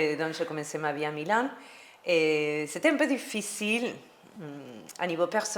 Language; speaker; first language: French; non-native, learner; Spanish